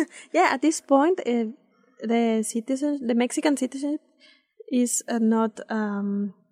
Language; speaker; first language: English; non-native, fluent; Spanish